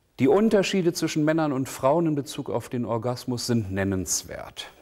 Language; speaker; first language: German; native; German